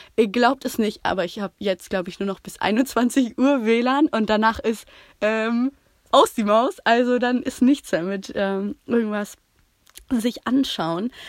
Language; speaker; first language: German; native; German